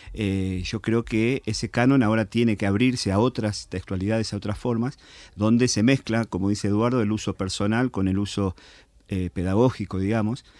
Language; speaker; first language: Spanish; native; Spanish